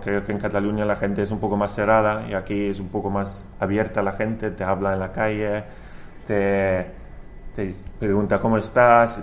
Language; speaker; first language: Spanish; non-native, fluent; Swedish